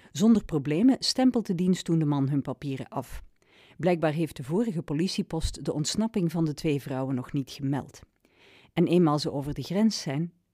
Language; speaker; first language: Dutch; native; Dutch